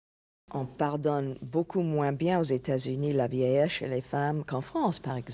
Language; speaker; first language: French; non-native, fluent; English